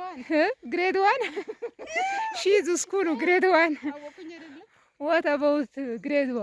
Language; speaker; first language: English; non-native, learner; Amharic